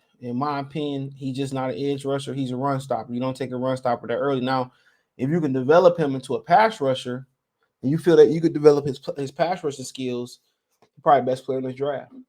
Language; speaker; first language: English; native; English